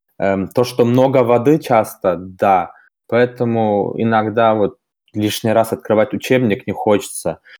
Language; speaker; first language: Russian; early bilingual, heritage; German